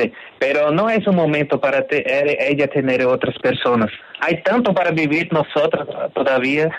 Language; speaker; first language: Spanish; non-native, learner; Portuguese